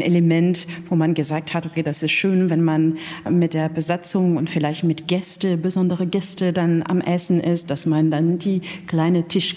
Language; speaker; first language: German; non-native, fluent; French